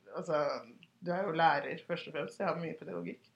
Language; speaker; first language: Norwegian; early bilingual, other home language; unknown